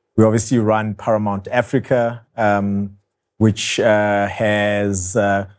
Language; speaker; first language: English; non-native, local second language; Zulu